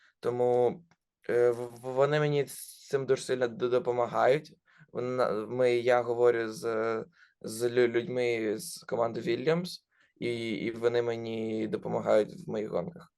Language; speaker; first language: Ukrainian; non-native, local second language; Russian